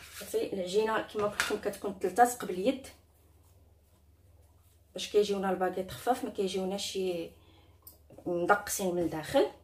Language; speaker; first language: Arabic; native; Arabic